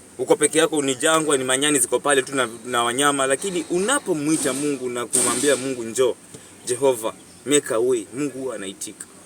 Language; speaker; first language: Swahili; non-native, local second language; Kamba